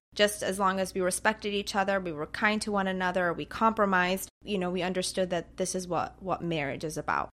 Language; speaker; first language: English; early bilingual, other home language; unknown